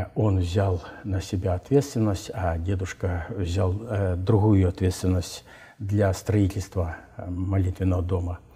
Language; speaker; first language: Russian; non-native, local second language; Ukrainian